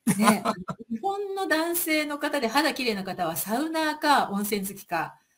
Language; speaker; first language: Japanese; native; Japanese